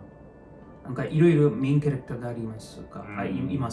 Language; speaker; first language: Japanese; non-native, learner; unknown